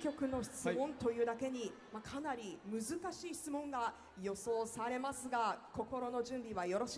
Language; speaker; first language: Japanese; native; Japanese